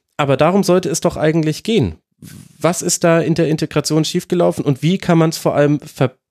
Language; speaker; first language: German; native; German